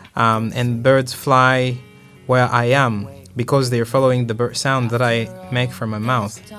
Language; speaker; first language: English; non-native, local second language; Nyanja